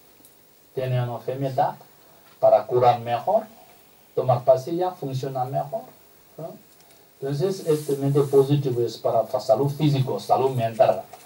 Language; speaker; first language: Spanish; non-native, learner; Tibetan